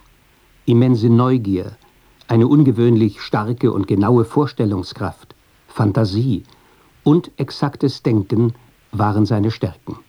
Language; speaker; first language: German; native; German